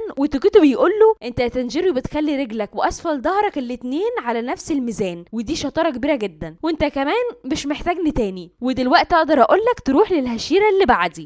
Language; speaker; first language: Arabic; native; Arabic